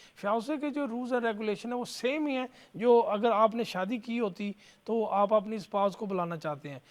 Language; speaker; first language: Urdu; native; Urdu